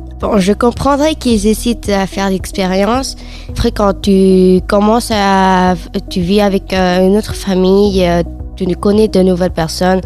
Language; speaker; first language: French; non-native, fluent; Spanish